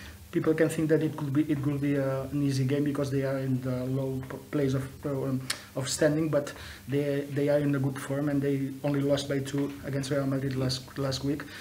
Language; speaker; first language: English; non-native, fluent; Catalan